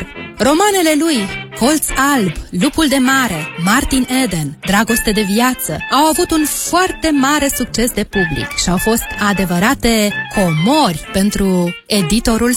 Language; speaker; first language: Romanian; native; Romanian